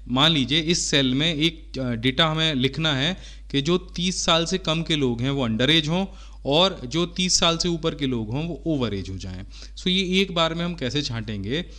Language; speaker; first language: Hindi; native; Hindi